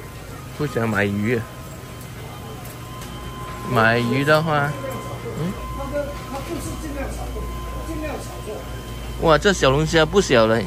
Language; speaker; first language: Chinese; non-native, local second language; Cantonese